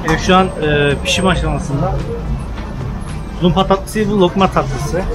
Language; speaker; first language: Turkish; native; Turkish